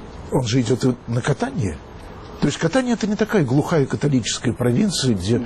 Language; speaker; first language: Russian; native; Russian